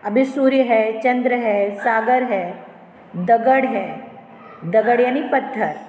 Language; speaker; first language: Hindi; non-native, local second language; Marathi